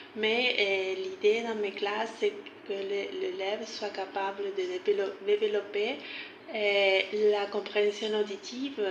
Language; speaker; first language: French; non-native, fluent; Spanish